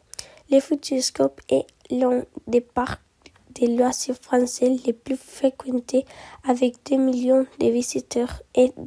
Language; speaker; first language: French; non-native, learner; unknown